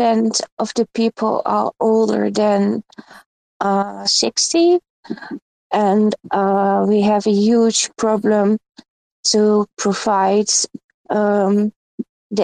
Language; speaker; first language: English; non-native, learner; Dutch